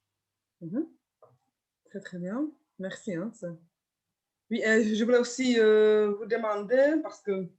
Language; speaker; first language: French; non-native, fluent; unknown